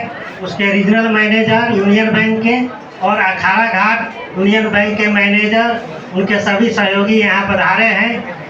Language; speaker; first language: Hindi; native; Hindi